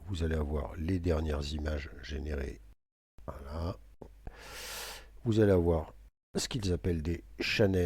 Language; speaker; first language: French; native; French